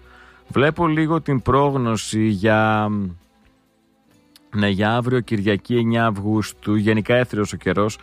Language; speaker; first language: Greek; native; Greek